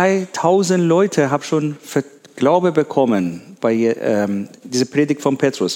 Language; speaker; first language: German; non-native, learner; Persian